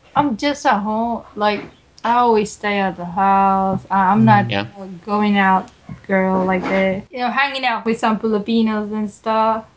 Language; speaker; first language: English; non-native, local second language; Filipino